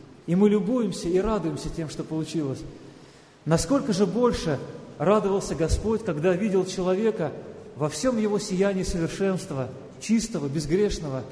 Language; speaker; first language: Russian; native; Russian